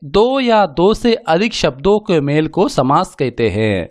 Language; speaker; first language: Hindi; non-native, local second language; Telugu